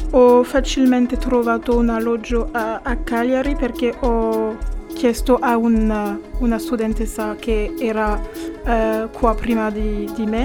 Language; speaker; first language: Italian; non-native, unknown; French